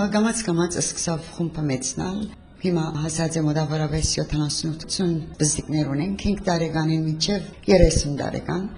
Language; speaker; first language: Armenian; early bilingual, heritage; Armenian